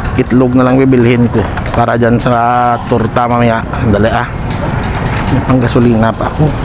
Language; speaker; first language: Filipino; non-native, local second language; Hiligaynon